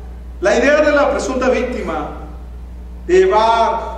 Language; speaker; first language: Spanish; native; Spanish